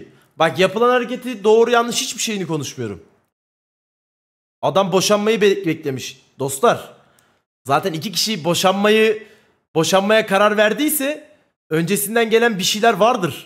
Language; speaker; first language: Turkish; native; Turkish